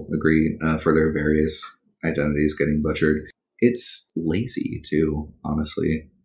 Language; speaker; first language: English; early bilingual, other home language; Spanish